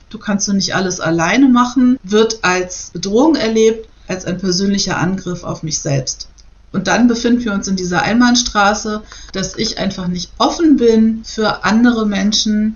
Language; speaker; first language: German; native; German